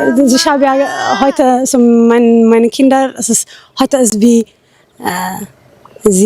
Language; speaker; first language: German; non-native, learner; Tigrinya